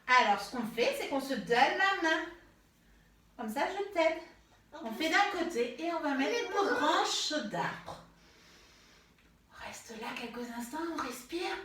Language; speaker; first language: French; native; French